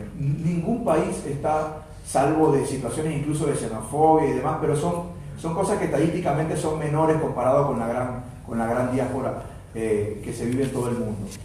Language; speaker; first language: Spanish; native; Spanish